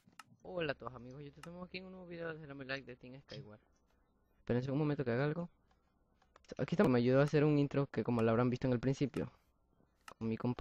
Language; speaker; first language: Spanish; native; Spanish